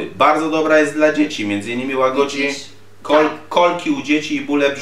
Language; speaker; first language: Polish; native; Polish